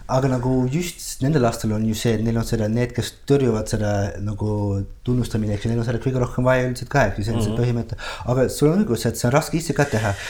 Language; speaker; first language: Estonian; non-native, fluent; Dutch